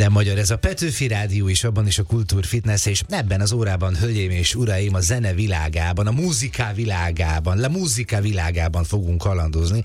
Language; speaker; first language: Hungarian; native; Hungarian